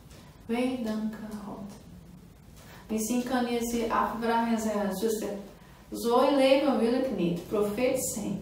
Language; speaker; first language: Dutch; non-native, fluent; Portuguese